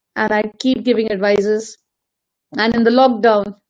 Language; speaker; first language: English; non-native, local second language; Hindi